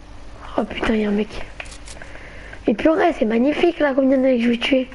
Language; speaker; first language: French; native; French